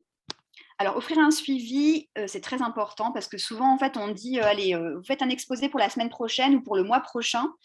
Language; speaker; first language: French; native; French